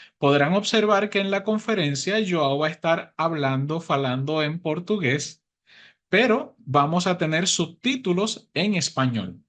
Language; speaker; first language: Spanish; native; Spanish